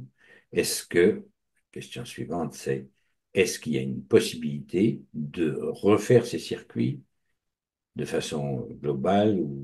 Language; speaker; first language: French; native; French